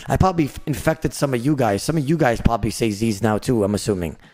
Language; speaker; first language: English; native; English